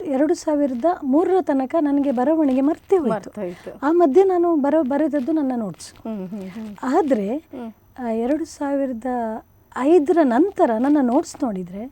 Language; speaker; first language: Kannada; non-native, local second language; Konkani